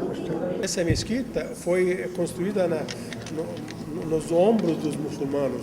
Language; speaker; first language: Portuguese; non-native, fluent; Arabic